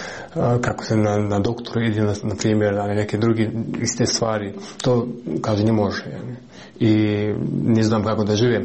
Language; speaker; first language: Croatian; non-native, learner; Chechen